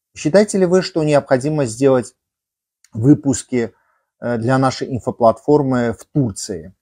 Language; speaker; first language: Russian; non-native, local second language; Armenian